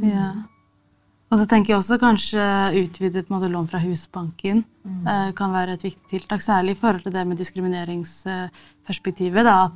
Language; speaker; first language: Norwegian; native; Norwegian